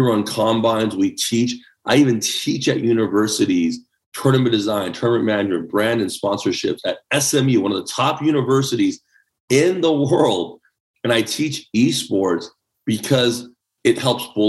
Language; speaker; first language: English; early bilingual, other home language; Chinese